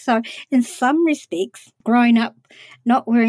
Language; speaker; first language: English; native; English